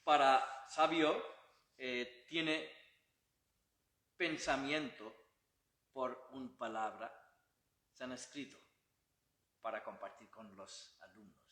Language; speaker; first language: Spanish; non-native, learner; Bangla